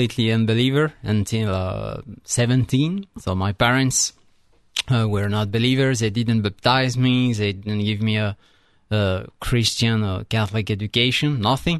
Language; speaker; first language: English; non-native, fluent; French